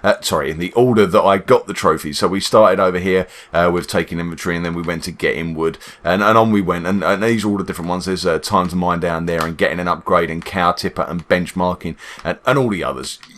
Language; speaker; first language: English; native; English